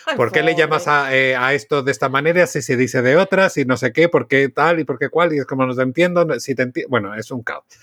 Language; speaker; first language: Spanish; native; Spanish